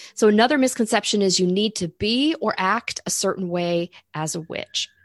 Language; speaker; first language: English; native; English